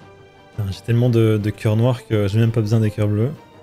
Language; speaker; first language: French; native; French